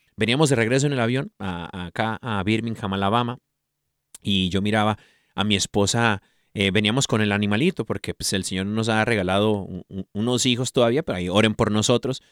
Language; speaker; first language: Spanish; early bilingual, heritage; Spanish